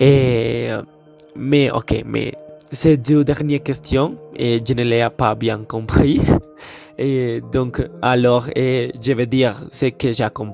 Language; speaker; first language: French; non-native, learner; Spanish